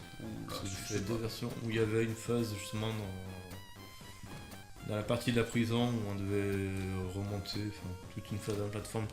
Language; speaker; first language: French; native; French